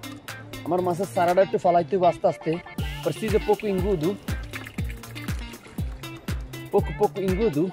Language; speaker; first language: Portuguese; non-native, learner; Bangla